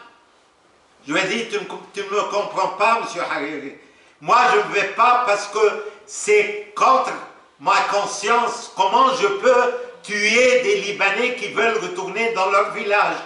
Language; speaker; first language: French; non-native, local second language; Arabic